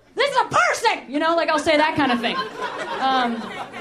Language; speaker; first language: English; native; English